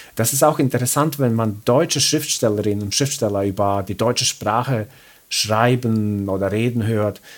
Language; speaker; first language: German; early bilingual, other home language; Bosnian